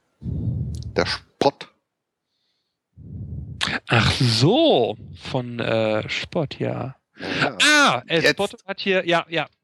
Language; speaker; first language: German; native; German